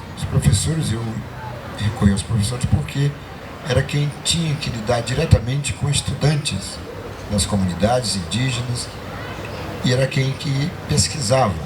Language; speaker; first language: Portuguese; non-native, local second language; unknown